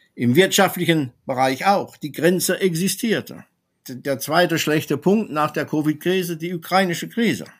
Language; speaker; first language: German; non-native, fluent; French